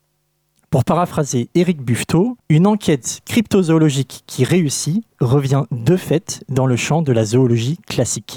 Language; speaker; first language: French; native; French